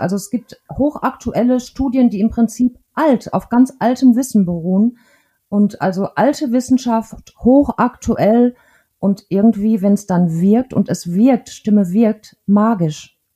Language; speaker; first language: German; native; German